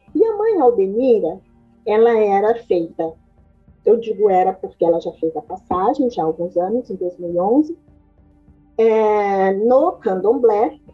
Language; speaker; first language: Portuguese; native; Portuguese